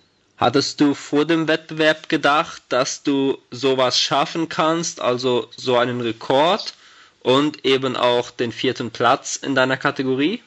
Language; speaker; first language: German; native; German